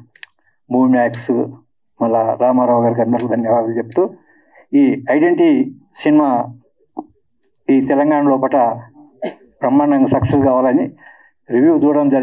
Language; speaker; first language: Telugu; native; Telugu